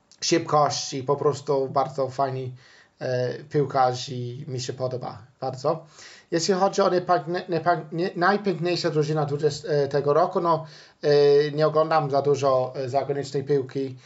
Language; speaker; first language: Polish; non-native, fluent; English